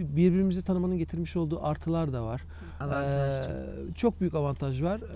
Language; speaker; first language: Turkish; native; Turkish